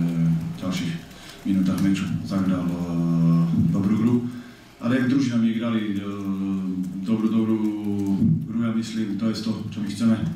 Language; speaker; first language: Polish; non-native, learner; Slovak